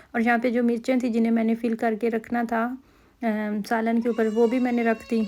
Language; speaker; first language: Urdu; native; Urdu